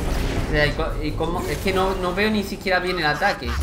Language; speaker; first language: Spanish; native; Spanish